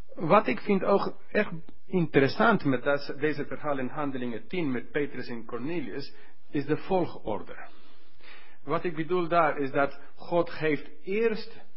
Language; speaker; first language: Dutch; non-native, fluent; English